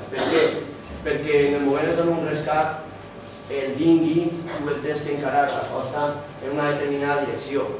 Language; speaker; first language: Catalan; native; Catalan